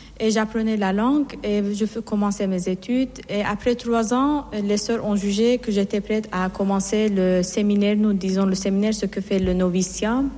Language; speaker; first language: French; non-native, fluent; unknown